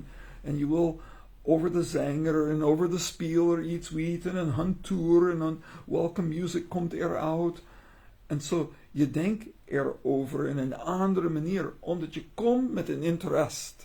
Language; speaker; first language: Dutch; non-native, learner; English